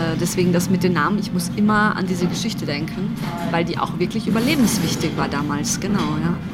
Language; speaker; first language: German; early bilingual, other home language; Bosnian